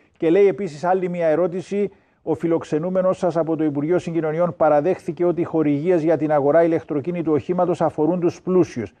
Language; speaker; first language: Greek; native; Greek